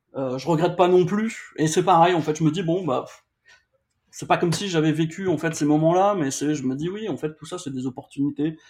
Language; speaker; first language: French; native; French